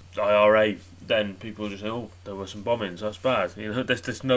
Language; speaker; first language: English; native; English